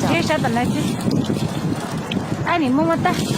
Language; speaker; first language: Chinese; non-native, fluent; Hmong